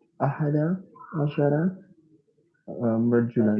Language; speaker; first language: Arabic; non-native, learner; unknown